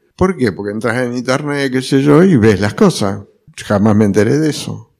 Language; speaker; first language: Spanish; early bilingual, other home language; Italian